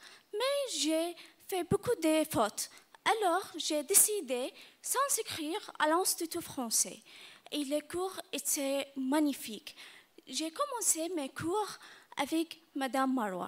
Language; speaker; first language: French; non-native, learner; Arabic